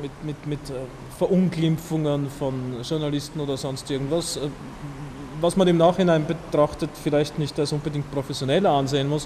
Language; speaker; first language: German; native; German